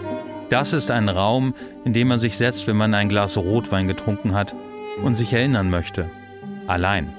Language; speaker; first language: German; native; German